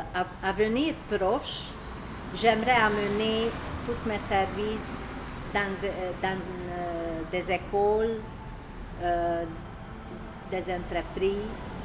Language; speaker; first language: French; non-native, learner; Hungarian